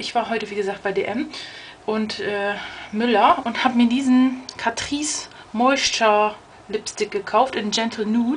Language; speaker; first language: German; native; German